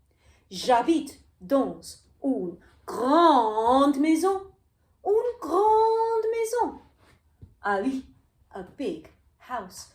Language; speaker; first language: French; non-native, fluent; English